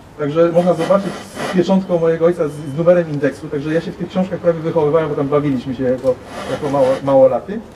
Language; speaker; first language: Polish; native; Polish